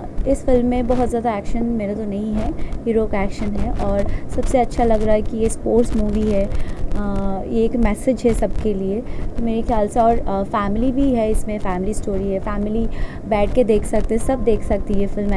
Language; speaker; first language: Hindi; non-native, local second language; Bangla